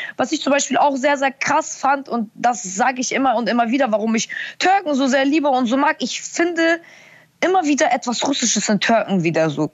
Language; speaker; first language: German; early bilingual, other home language; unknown